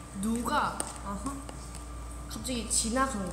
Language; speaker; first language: Korean; non-native, fluent; Thai